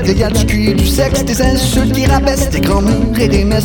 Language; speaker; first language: French; native; French